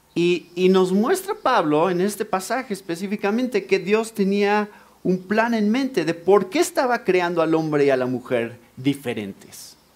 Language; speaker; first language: Spanish; native; Spanish